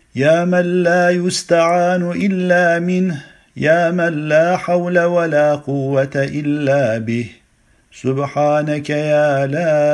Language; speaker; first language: Arabic; non-native, fluent; Turkish